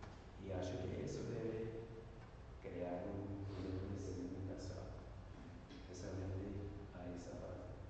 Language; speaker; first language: Portuguese; non-native, learner; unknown